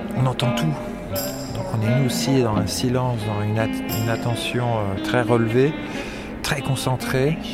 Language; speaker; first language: French; native; French